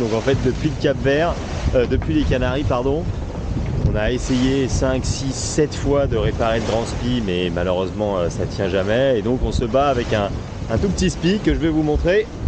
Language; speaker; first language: French; native; French